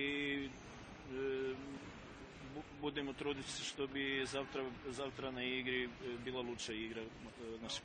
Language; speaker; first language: Russian; non-native, learner; Serbian